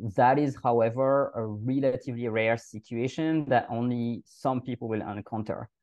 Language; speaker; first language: English; non-native, fluent; French